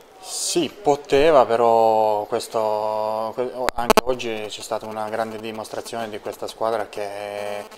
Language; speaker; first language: Italian; non-native, fluent; Serbian